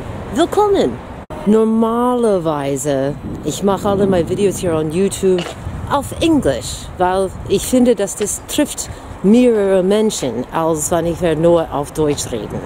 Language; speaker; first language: German; non-native, fluent; English